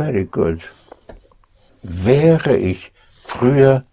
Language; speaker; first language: German; non-native, fluent; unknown